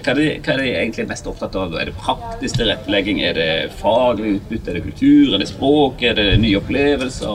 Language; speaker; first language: Norwegian; native; Norwegian